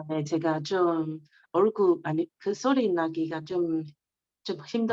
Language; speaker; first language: Korean; non-native, learner; Chinese